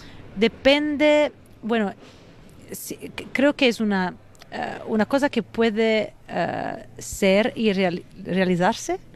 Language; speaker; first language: Spanish; non-native, fluent; Italian